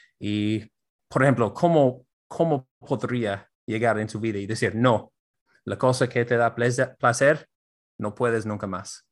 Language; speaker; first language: Spanish; non-native, fluent; English